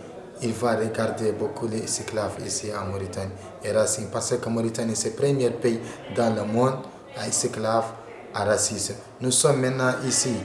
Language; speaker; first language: French; non-native, learner; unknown